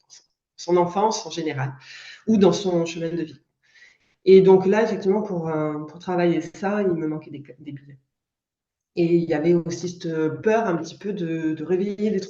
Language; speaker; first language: French; native; French